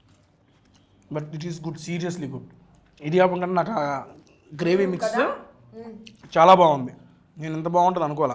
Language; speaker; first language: Telugu; native; Telugu